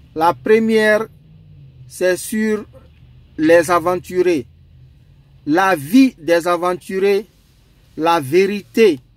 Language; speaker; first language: French; non-native, local second language; Dyula